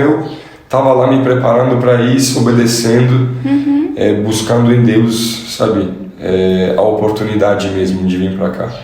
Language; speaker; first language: Portuguese; non-native, fluent; Italian